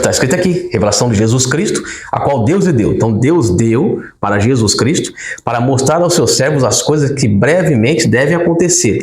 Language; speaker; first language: Portuguese; native; Portuguese